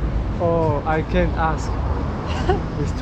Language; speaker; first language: English; non-native, learner; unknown